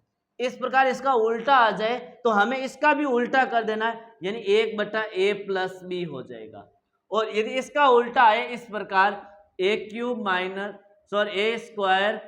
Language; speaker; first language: Hindi; native; Hindi